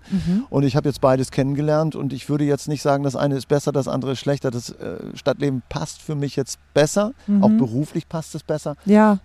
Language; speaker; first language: German; native; German